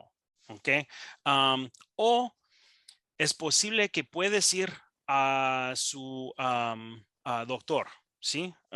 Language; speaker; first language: Spanish; non-native, learner; English